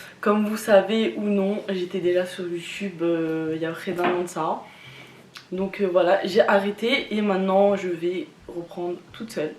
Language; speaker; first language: French; early bilingual, other home language; Vietnamese